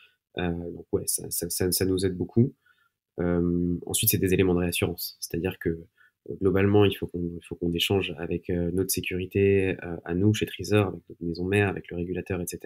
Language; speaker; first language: French; native; French